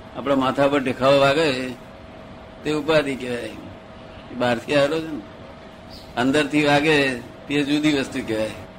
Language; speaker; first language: Gujarati; native; Gujarati